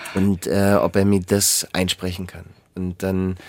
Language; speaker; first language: German; native; German